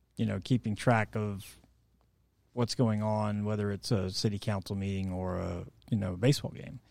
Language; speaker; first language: English; native; English